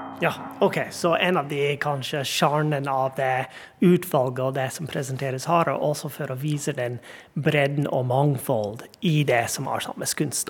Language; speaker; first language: Norwegian; non-native, fluent; English